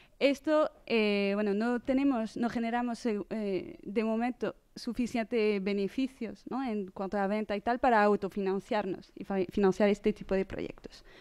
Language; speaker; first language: Spanish; non-native, fluent; French